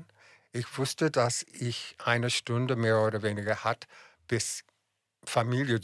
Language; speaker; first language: German; non-native, fluent; English